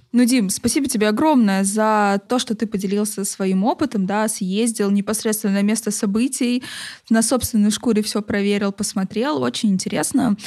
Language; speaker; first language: Russian; native; Russian